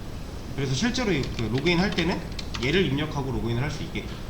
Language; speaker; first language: Korean; native; Korean